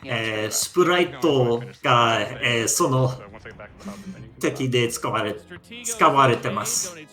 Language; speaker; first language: Japanese; non-native, learner; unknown